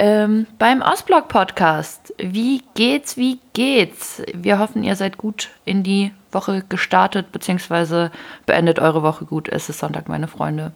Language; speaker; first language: German; early bilingual, other home language; Ukrainian